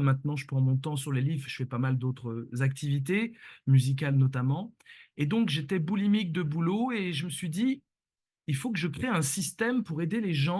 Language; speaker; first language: French; native; French